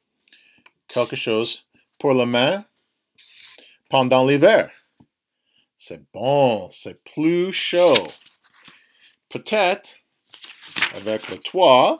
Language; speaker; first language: French; non-native, fluent; English